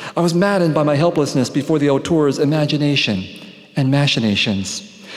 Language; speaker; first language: English; native; English